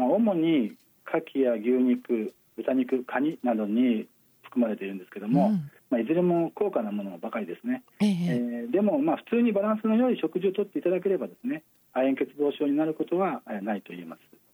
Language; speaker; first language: Japanese; native; Japanese